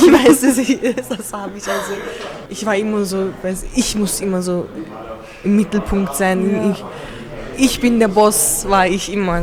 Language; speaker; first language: German; early bilingual, other home language; Turkish